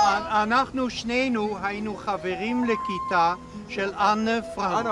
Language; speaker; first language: Hebrew; non-native, fluent; Dutch